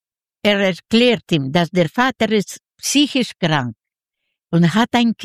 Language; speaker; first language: German; non-native, learner; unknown